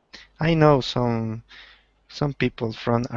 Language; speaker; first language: English; non-native, learner; Spanish